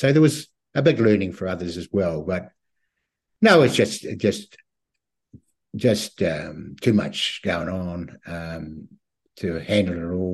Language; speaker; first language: English; native; English